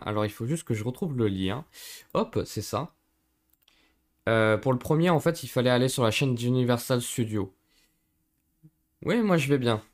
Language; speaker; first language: French; native; French